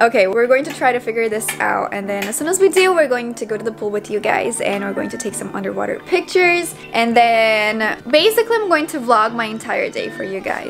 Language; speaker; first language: English; early bilingual, other home language; Portuguese